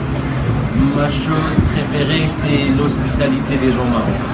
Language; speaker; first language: French; non-native, local second language; Arabic